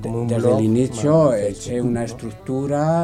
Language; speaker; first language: Italian; non-native, learner; Spanish